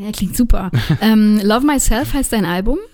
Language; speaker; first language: German; native; German